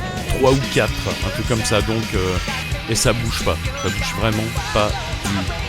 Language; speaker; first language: French; native; French